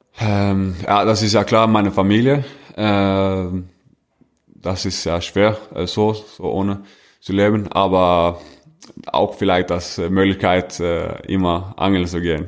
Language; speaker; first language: German; non-native, fluent; Norwegian